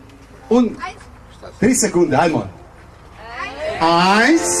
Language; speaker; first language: German; non-native, learner; Slovenian